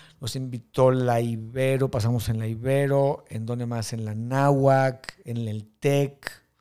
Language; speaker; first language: Spanish; native; Spanish